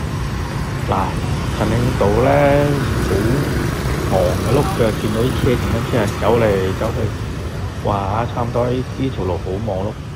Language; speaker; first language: Chinese; early bilingual, heritage; Cantonese